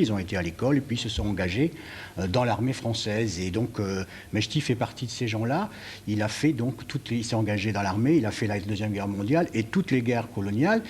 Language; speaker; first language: French; native; French